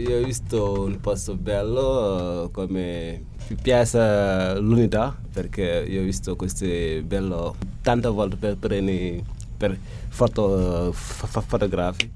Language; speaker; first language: Italian; non-native, learner; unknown